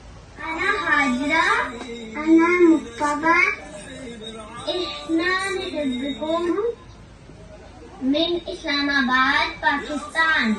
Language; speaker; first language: Arabic; non-native, learner; Urdu